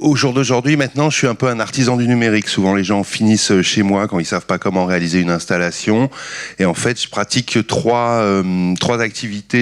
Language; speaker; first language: French; native; French